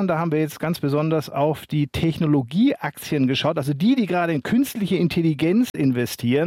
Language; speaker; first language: German; native; German